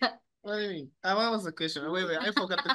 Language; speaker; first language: English; non-native, learner; Japanese